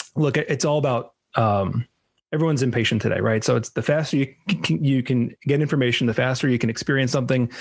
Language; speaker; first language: English; native; English